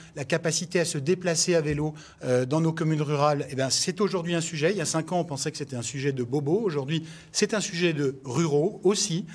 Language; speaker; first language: French; native; French